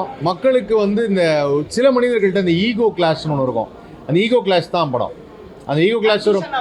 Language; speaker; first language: Tamil; native; Tamil